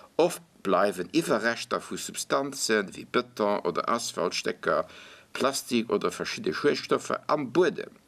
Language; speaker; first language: Luxembourgish; native; Luxembourgish